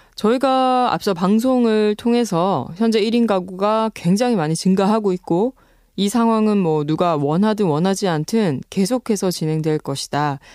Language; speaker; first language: Korean; native; Korean